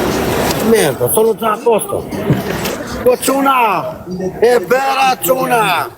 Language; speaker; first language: Italian; non-native, fluent; Albanian